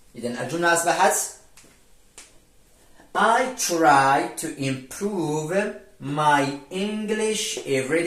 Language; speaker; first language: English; non-native, fluent; Arabic